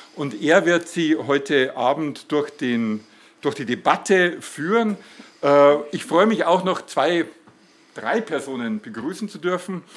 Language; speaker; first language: German; native; German